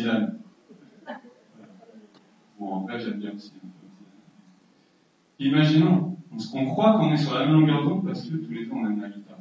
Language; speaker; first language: French; native; French